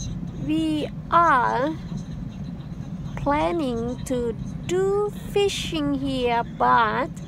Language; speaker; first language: English; non-native, fluent; Indonesian